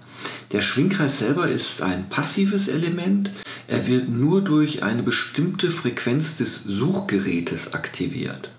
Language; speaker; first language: German; native; German